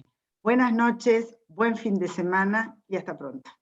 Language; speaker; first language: Spanish; native; Spanish